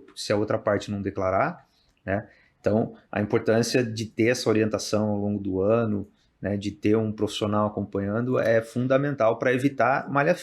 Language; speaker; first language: Portuguese; native; Portuguese